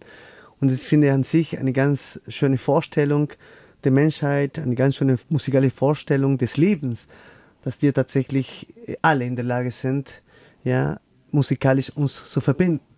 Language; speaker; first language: German; non-native, fluent; Spanish